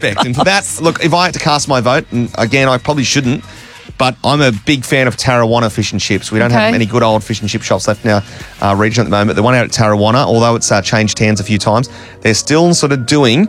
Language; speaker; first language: English; native; English